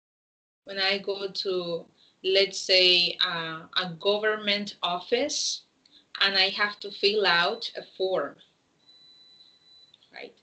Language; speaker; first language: English; non-native, fluent; Spanish